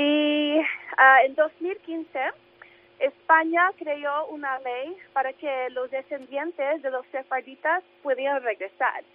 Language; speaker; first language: Spanish; early bilingual, heritage; English